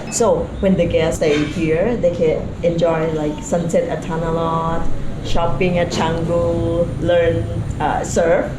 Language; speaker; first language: English; non-native, learner; Thai